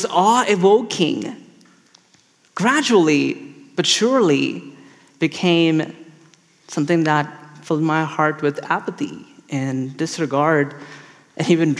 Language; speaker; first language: English; non-native, local second language; Tamil